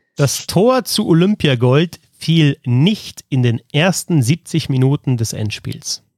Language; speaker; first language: German; native; German